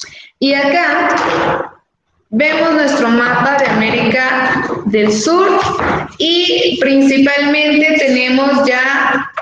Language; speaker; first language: Spanish; native; Spanish